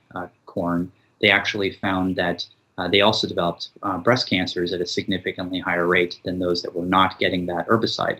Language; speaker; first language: English; native; English